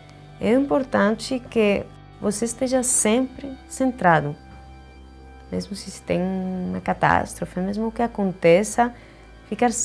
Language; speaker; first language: Portuguese; non-native, fluent; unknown